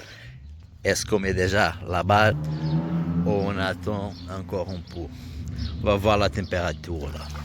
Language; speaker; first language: French; native; French